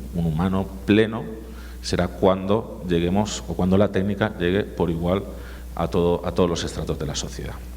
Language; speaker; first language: Spanish; native; Spanish